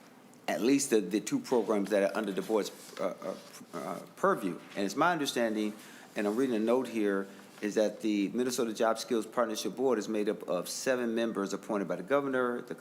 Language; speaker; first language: English; native; English